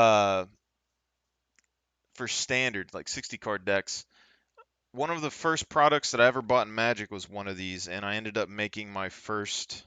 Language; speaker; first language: English; native; English